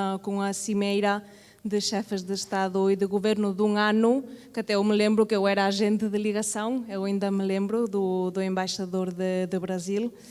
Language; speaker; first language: Portuguese; non-native, fluent; Catalan